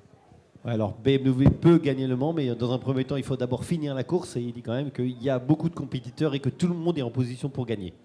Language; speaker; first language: French; native; French